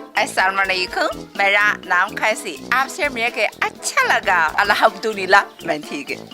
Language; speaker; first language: Urdu; non-native, learner; Chinese